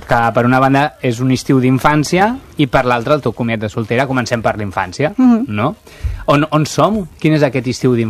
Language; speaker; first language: Catalan; native; Catalan